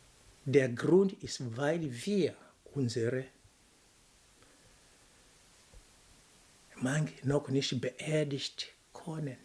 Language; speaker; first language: German; non-native, fluent; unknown